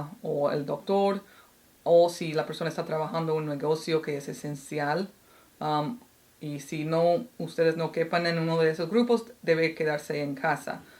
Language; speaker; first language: Spanish; non-native, fluent; English